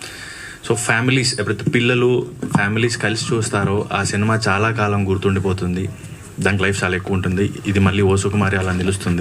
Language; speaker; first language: Telugu; native; Telugu